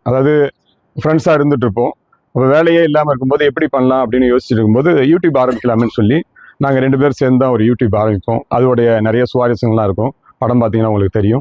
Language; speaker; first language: Tamil; native; Tamil